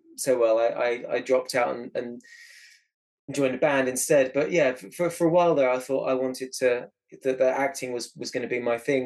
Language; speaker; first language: English; native; English